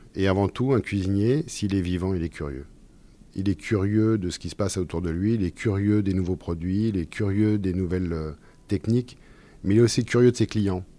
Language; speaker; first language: French; native; French